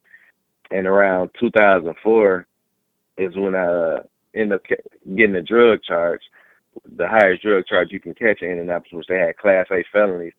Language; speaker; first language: English; native; English